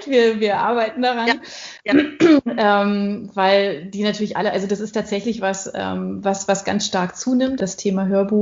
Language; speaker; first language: German; native; German